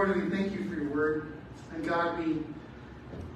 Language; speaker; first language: English; native; English